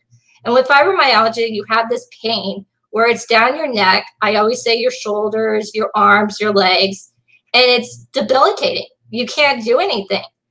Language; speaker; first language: English; native; English